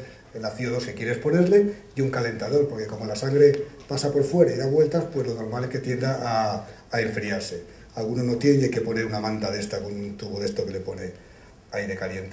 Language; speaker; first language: Spanish; native; Spanish